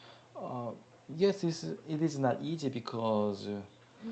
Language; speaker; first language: English; non-native, learner; Korean